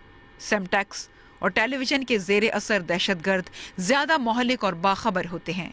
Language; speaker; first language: Urdu; native; Urdu